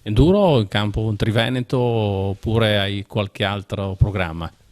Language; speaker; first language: Italian; native; Italian